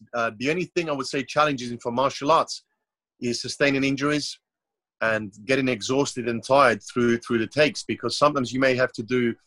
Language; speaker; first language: English; non-native, fluent; Croatian